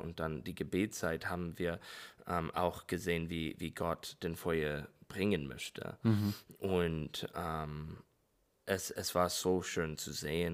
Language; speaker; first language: German; non-native, learner; English